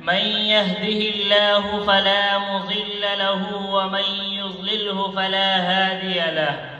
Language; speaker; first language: Arabic; non-native, learner; Urdu